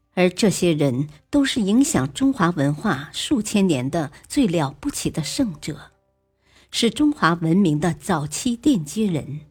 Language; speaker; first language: Chinese; native; Chinese